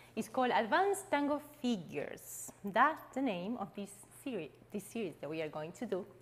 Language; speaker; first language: English; non-native, fluent; Spanish